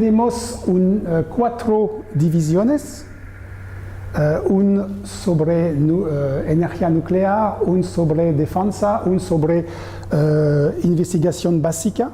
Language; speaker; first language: Spanish; non-native, learner; French